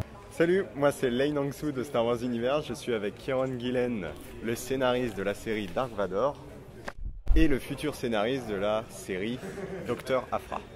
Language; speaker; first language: French; native; French